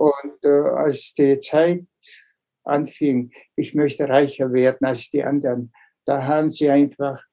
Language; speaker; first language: German; non-native, fluent; Mongolian